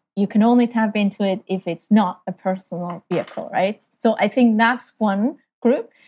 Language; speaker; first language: English; non-native, fluent; German